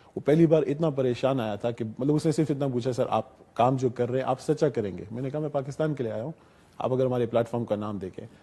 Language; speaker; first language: Urdu; native; Urdu